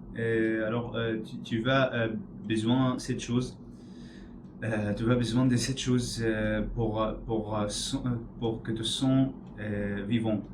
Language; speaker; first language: French; non-native, learner; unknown